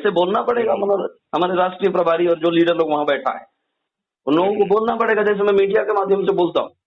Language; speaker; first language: Hindi; native; Hindi